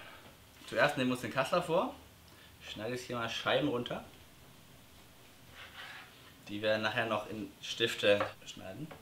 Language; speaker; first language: German; native; German